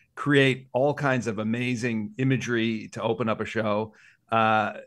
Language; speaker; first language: English; native; English